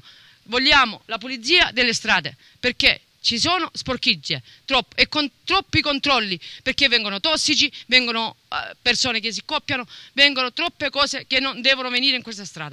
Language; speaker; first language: Italian; native; Italian